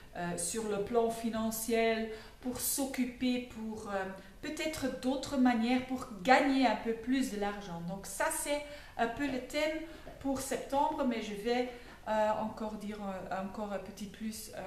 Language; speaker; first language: French; non-native, fluent; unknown